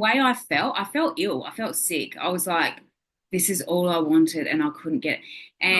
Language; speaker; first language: English; native; English